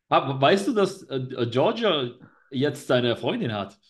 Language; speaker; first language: German; non-native, learner; Spanish